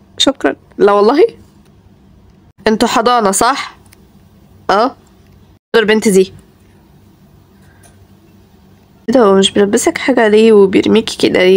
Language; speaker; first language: Arabic; native; Arabic